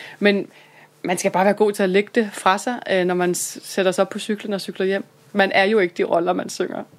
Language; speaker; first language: Danish; native; Danish